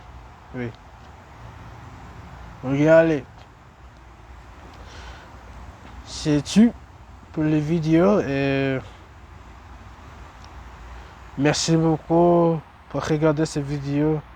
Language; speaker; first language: French; non-native, learner; English